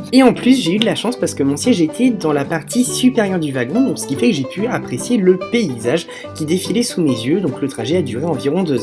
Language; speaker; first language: French; native; French